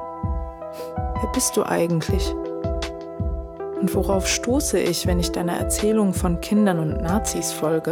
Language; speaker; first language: German; early bilingual, other home language; Turkish